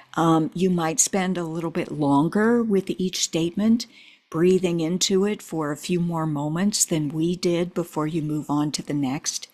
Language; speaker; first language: English; native; English